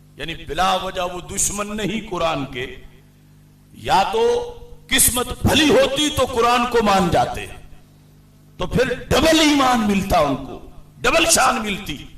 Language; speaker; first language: Urdu; non-native, local second language; Punjabi